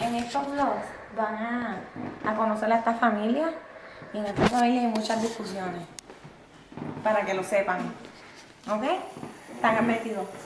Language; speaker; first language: Spanish; early bilingual, heritage; Spanish